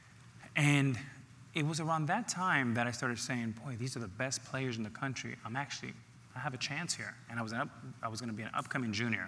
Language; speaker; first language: English; native; English